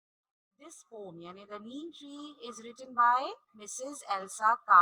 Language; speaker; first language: English; non-native, local second language; Urdu